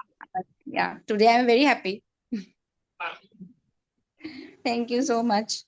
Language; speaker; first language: English; non-native, local second language; Hindi